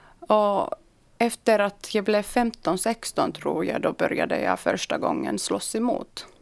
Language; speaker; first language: Swedish; early bilingual, other home language; Kurdish